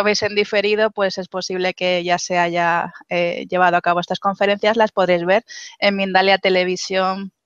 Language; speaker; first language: Spanish; native; Spanish